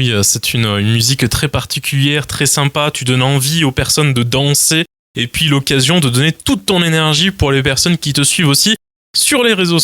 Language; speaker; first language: French; native; French